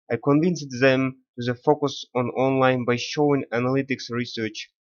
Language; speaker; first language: English; non-native, learner; Kazakh